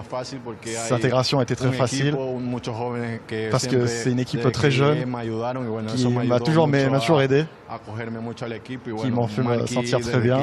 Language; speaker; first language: French; native; French